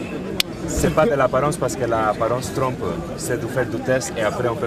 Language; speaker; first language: French; non-native, fluent; Spanish